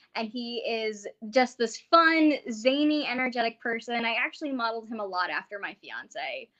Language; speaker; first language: English; native; English